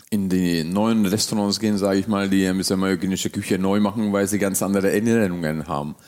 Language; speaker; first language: German; early bilingual, other home language; Hungarian